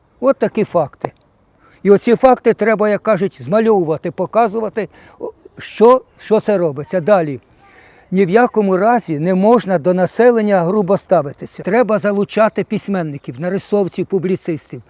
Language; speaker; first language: Ukrainian; non-native, local second language; Russian